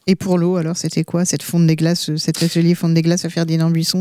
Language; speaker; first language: French; native; French